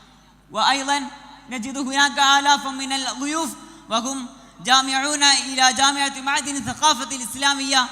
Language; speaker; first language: Arabic; non-native, learner; Malayalam